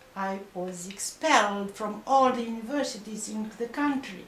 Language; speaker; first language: English; non-native, fluent; Romanian